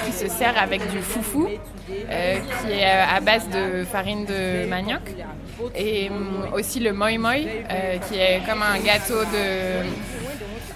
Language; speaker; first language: French; non-native, fluent; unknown